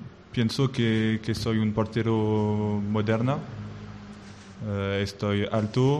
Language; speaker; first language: Spanish; non-native, learner; French